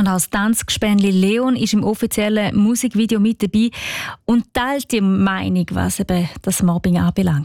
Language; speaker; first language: German; native; German